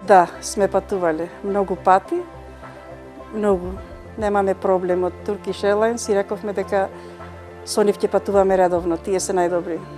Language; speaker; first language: Macedonian; native; Macedonian